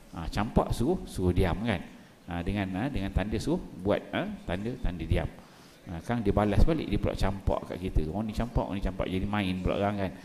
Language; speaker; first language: Malay; native; Malay